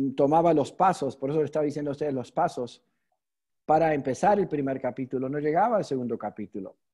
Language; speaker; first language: Spanish; early bilingual, heritage; Spanish